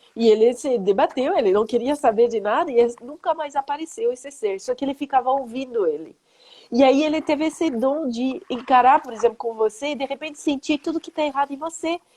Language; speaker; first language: Portuguese; non-native, fluent; French